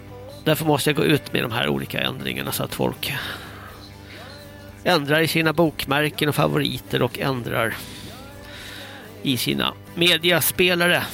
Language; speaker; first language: Swedish; native; Swedish